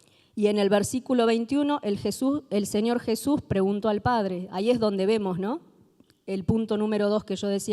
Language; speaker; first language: Spanish; native; Spanish